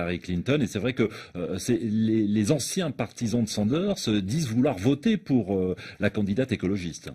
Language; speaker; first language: French; native; French